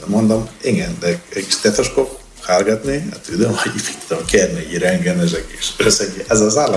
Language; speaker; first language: Hungarian; non-native, learner; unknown